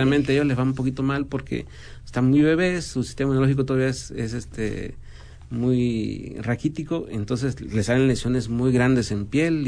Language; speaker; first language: Spanish; native; Spanish